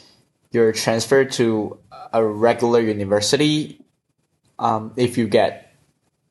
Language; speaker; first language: English; non-native, fluent; Chinese